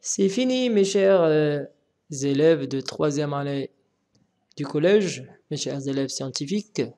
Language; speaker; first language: French; non-native, local second language; Arabic